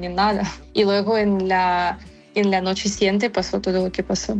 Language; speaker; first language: Spanish; non-native, fluent; Ukrainian